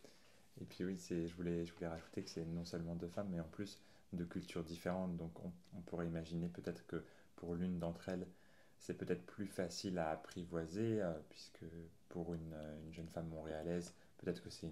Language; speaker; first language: French; native; French